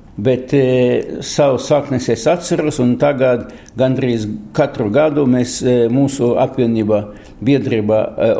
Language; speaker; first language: Latvian; non-native, local second language; Russian